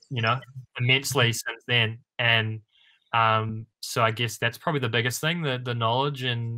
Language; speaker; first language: English; native; English